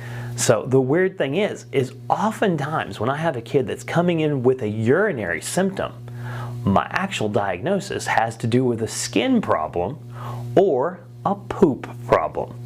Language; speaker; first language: English; native; English